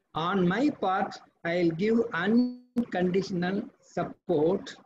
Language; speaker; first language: English; non-native, local second language; Tamil